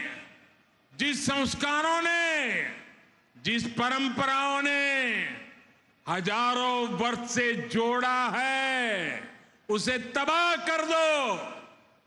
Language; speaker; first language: Hindi; native; Hindi